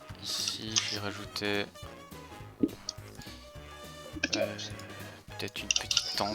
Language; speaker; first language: French; native; French